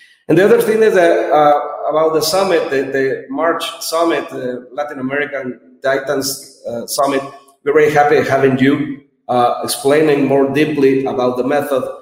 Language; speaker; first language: English; non-native, learner; Spanish